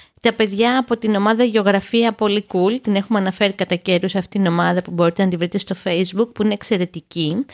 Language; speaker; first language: Greek; native; Greek